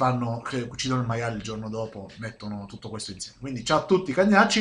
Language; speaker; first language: Italian; native; Italian